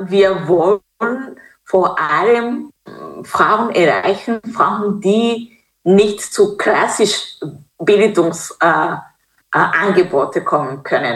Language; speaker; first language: German; non-native, fluent; Kinyarwanda